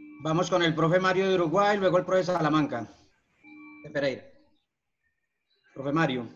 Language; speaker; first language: Spanish; native; Spanish